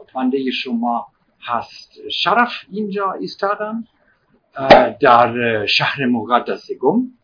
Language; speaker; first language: Persian; non-native, learner; German